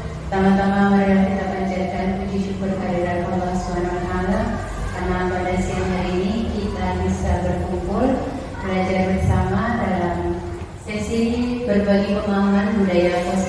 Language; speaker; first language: Indonesian; native; Indonesian